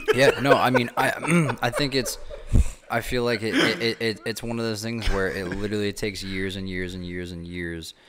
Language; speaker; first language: English; native; English